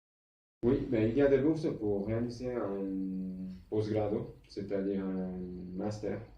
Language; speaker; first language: French; non-native, fluent; Spanish